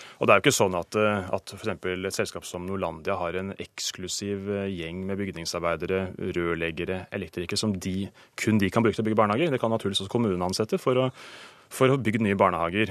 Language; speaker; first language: Norwegian; native; Norwegian